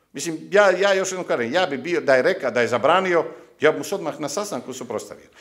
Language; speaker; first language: Croatian; native; Croatian